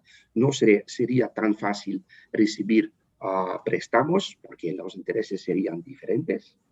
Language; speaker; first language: Spanish; non-native, fluent; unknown